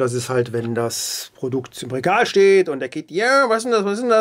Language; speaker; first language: German; native; German